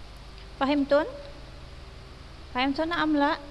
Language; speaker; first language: Arabic; non-native, fluent; Indonesian